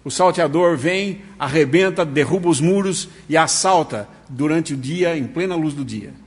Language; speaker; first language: Portuguese; native; Portuguese